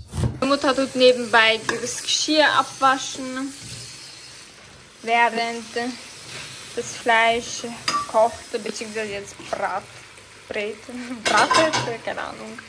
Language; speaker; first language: German; early bilingual, other home language; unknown